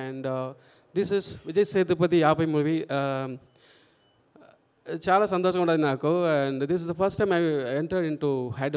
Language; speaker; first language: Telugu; non-native, learner; Tamil